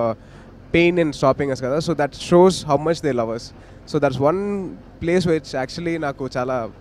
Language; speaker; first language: Telugu; native; Telugu